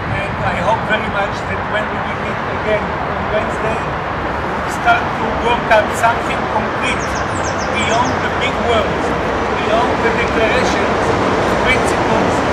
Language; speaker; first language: English; non-native, fluent; Hebrew